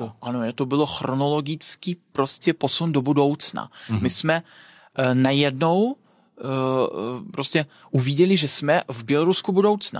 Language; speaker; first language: Czech; non-native, fluent; Belarusian